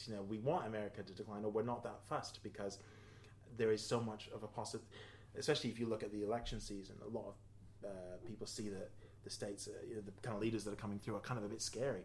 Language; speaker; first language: English; native; English